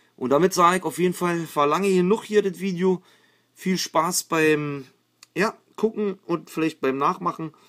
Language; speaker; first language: German; native; German